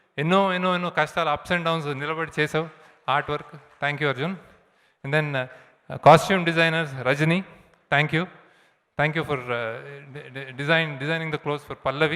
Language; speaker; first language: Telugu; native; Telugu